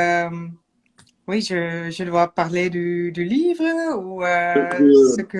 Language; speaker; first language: French; non-native, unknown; Dutch